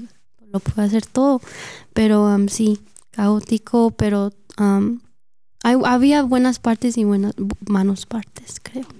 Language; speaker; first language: Spanish; early bilingual, heritage; Spanish